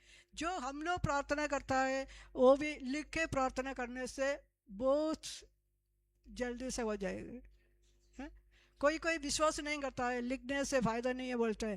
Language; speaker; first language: Hindi; non-native, local second language; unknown